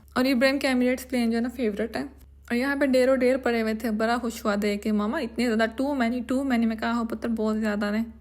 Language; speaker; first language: Urdu; non-native, local second language; Punjabi